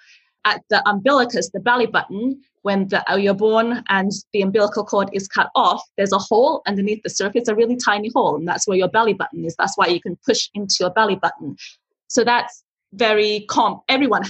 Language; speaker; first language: English; early bilingual, other home language; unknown